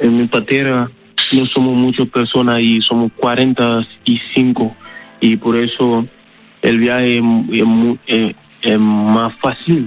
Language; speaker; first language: Spanish; non-native, learner; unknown